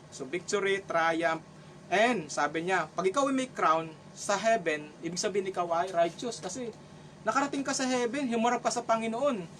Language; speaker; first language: Filipino; non-native, local second language; Cebuano